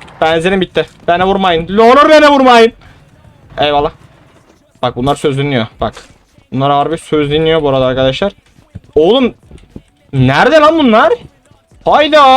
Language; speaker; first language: Turkish; native; Turkish